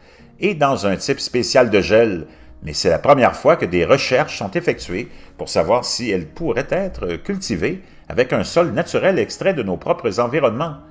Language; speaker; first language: French; native; French